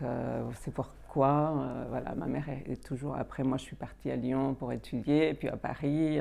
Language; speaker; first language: French; native; French